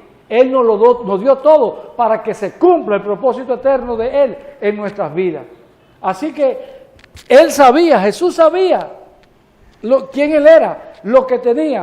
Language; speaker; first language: Spanish; native; Spanish